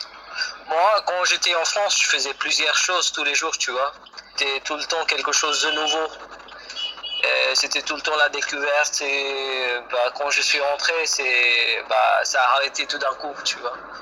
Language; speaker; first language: French; non-native, fluent; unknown